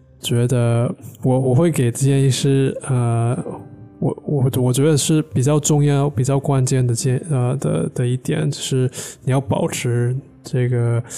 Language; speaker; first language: Chinese; non-native, fluent; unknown